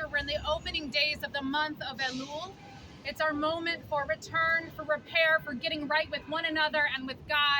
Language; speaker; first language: English; native; English